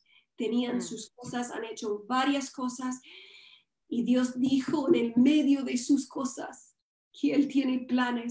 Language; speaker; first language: Spanish; non-native, fluent; English